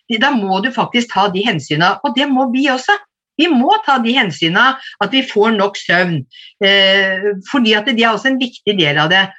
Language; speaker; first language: Norwegian; native; Norwegian